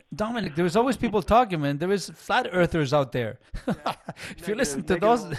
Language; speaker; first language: English; non-native, fluent; Spanish